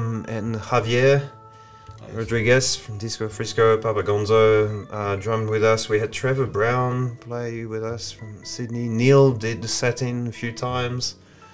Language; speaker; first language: English; non-native, fluent; French